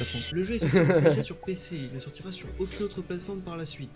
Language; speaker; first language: French; native; French